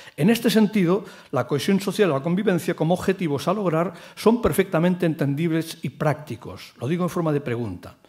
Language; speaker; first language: Spanish; non-native, local second language; Catalan